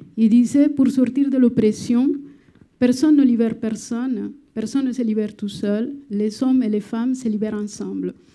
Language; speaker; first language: French; non-native, fluent; Spanish